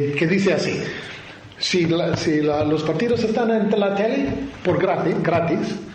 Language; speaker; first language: Spanish; non-native, learner; English